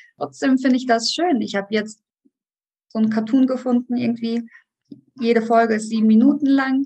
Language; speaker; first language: German; early bilingual, other home language; Russian